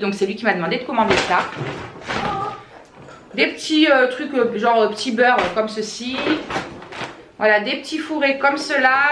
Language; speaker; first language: French; native; French